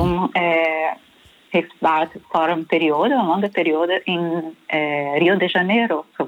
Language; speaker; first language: Dutch; non-native, learner; Portuguese